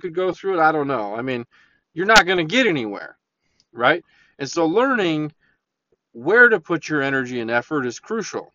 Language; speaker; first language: English; native; English